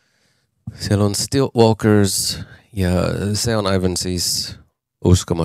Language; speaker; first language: Finnish; non-native, learner; English